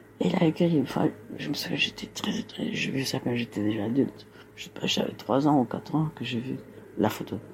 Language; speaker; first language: French; non-native, fluent; Spanish